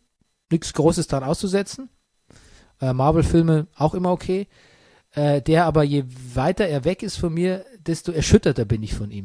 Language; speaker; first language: German; native; German